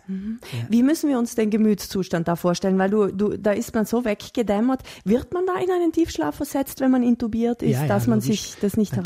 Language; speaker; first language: German; native; German